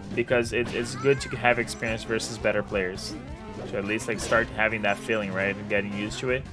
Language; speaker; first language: English; non-native, fluent; Portuguese